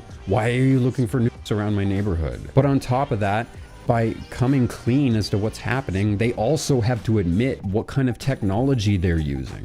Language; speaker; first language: English; native; English